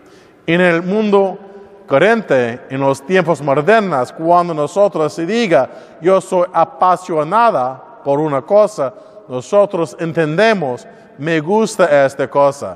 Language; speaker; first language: Spanish; non-native, learner; English